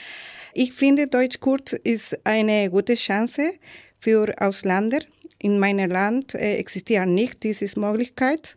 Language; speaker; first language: German; non-native, learner; Spanish